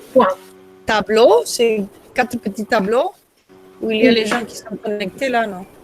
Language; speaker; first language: French; non-native, fluent; Spanish